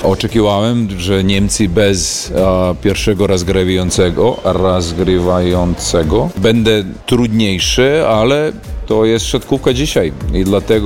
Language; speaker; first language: Polish; non-native, learner; Serbian